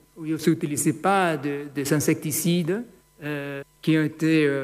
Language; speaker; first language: French; non-native, fluent; Spanish